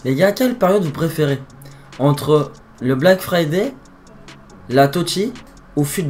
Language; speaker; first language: French; native; French